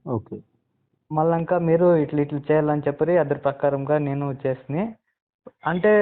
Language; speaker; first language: Telugu; non-native, local second language; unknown